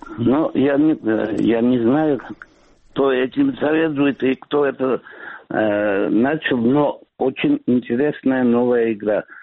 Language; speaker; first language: Russian; non-native, local second language; Georgian